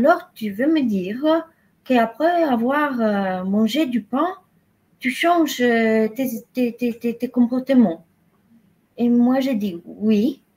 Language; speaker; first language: French; non-native, fluent; Polish